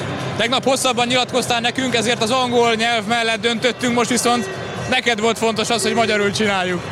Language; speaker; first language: Hungarian; native; Hungarian